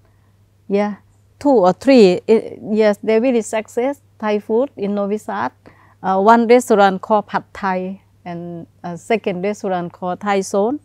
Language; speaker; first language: English; non-native, learner; Thai